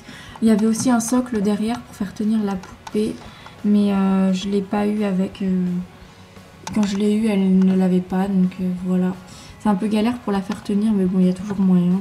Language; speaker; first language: French; native; French